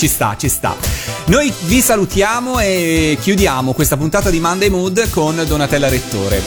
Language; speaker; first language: Italian; native; Italian